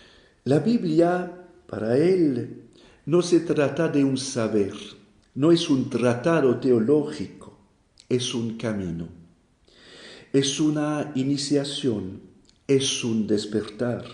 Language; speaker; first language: Spanish; non-native, fluent; French